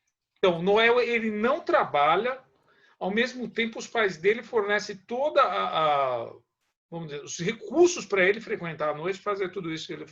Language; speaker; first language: Portuguese; native; Portuguese